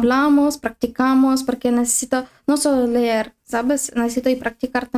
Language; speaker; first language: Spanish; non-native, learner; Ukrainian